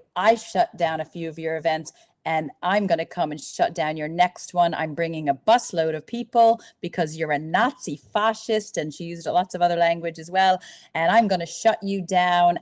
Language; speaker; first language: English; native; English